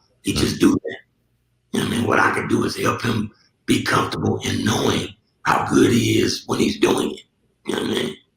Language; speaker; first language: English; native; English